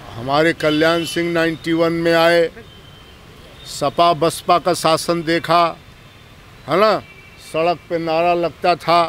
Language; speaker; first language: Hindi; native; Hindi